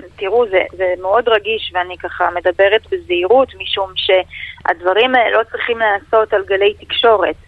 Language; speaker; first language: Hebrew; native; Hebrew